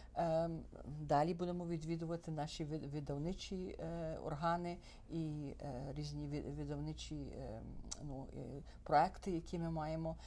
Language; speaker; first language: Ukrainian; early bilingual, heritage; Ukrainian